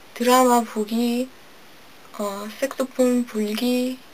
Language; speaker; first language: Korean; non-native, fluent; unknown